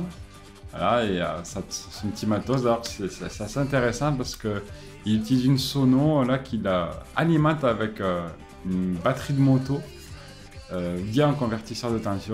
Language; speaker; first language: French; native; French